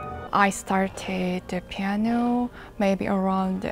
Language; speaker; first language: English; non-native, learner; Korean